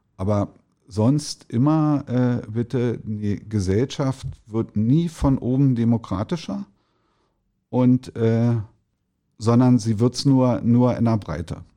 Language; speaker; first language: German; native; German